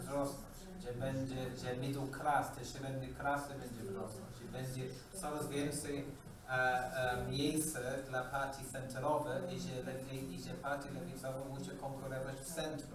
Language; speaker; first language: Polish; non-native, learner; English